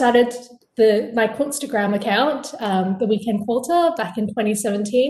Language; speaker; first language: English; native; English